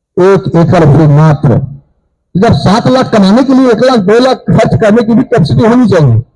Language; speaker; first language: Hindi; native; Hindi